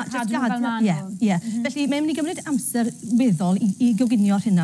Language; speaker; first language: Welsh; native; Welsh